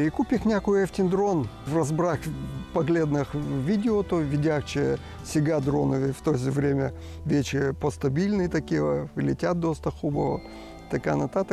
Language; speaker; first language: Bulgarian; non-native, learner; Russian